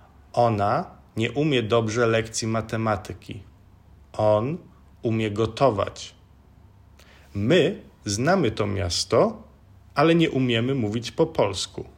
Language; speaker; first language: Polish; non-native, fluent; Czech